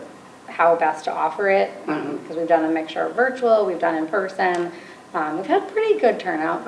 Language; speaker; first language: English; native; English